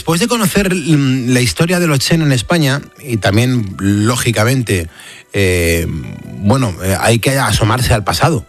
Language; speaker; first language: Spanish; native; Spanish